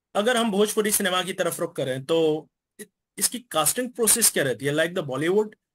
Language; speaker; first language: Hindi; native; Hindi